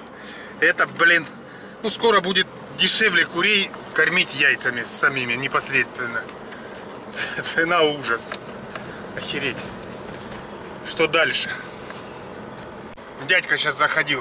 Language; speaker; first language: Russian; native; Russian